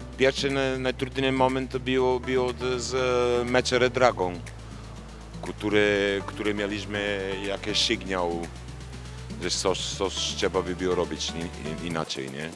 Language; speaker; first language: Polish; non-native, fluent; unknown